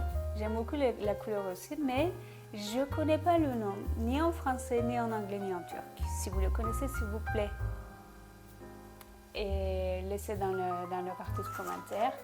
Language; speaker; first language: French; non-native, fluent; Turkish